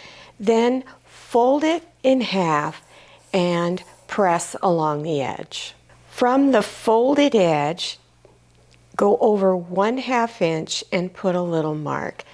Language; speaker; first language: English; native; English